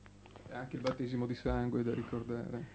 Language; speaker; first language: Italian; native; Italian